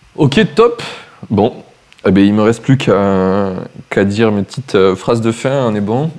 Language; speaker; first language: French; native; French